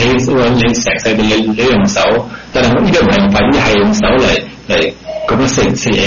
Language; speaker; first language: Chinese; early bilingual, heritage; Cantonese